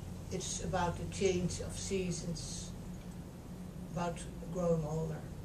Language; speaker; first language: English; non-native, fluent; Dutch